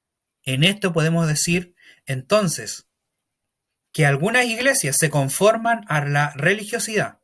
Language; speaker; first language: Spanish; native; Spanish